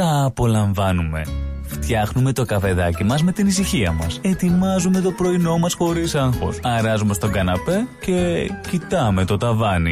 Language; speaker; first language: Greek; early bilingual, heritage; Greek